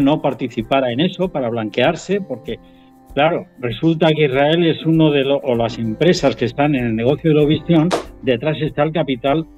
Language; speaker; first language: Spanish; native; Spanish